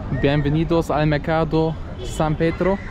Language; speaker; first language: Spanish; non-native, learner; German